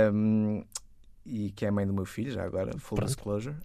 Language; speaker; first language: Portuguese; native; Portuguese